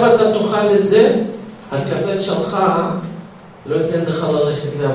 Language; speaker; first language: Hebrew; non-native, fluent; Russian